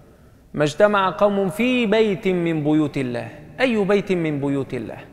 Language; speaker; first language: Arabic; native; Arabic